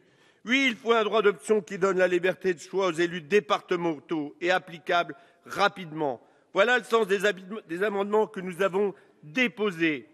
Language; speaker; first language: French; native; French